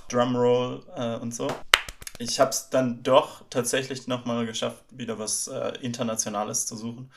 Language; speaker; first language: German; native; German